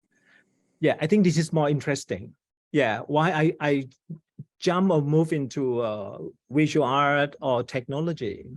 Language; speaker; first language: English; non-native, fluent; Thai